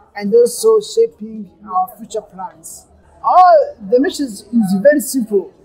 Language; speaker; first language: English; non-native, local second language; Kinyarwanda